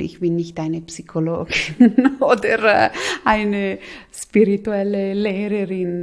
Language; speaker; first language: German; non-native, local second language; Italian